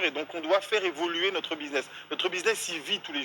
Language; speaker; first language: French; native; French